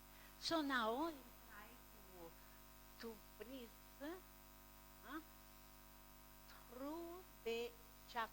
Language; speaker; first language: English; non-native, learner; Italian